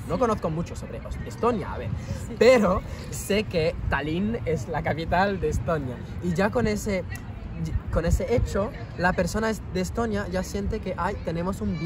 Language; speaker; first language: Spanish; non-native, fluent; French